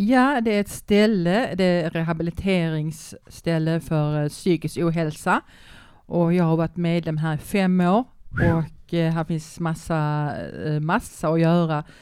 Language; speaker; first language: Swedish; native; Swedish